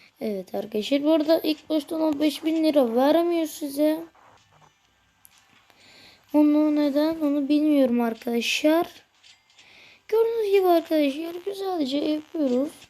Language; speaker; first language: Turkish; native; Turkish